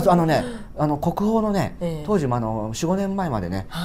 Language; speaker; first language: Japanese; native; Japanese